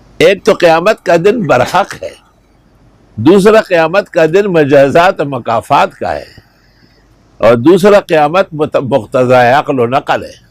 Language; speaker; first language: Urdu; non-native, local second language; Pashto